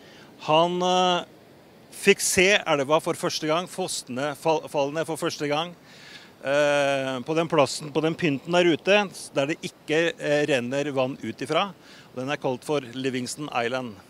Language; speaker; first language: Norwegian; native; Norwegian